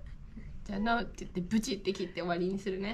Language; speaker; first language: Japanese; native; Japanese